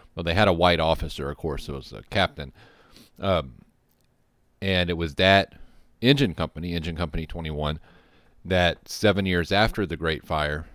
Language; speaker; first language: English; native; English